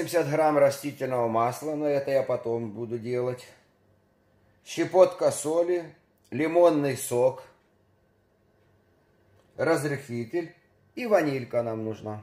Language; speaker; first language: Russian; native; Russian